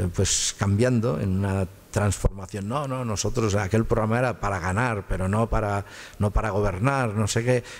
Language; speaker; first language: Spanish; native; Spanish